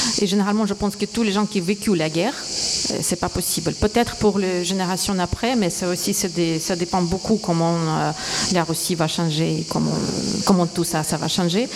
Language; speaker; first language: French; non-native, fluent; Ukrainian